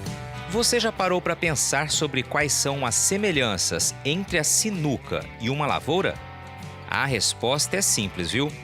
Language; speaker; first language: Portuguese; native; Portuguese